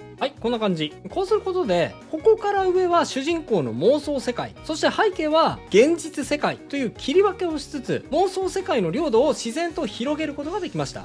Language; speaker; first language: Japanese; native; Japanese